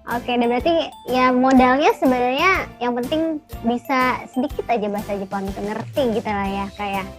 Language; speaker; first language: Indonesian; native; Indonesian